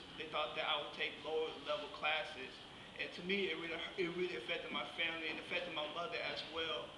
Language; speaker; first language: English; native; English